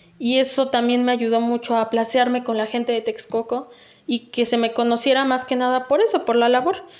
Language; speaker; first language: Spanish; native; Spanish